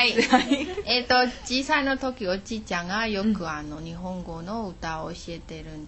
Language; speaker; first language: Japanese; non-native, learner; Chinese